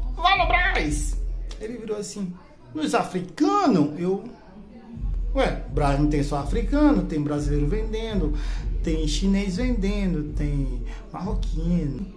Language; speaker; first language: Portuguese; non-native, local second language; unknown